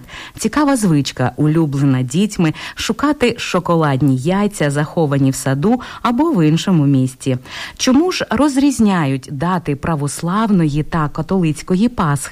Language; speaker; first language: Ukrainian; native; Ukrainian